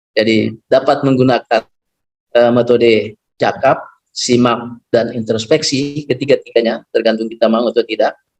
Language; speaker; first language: Indonesian; non-native, local second language; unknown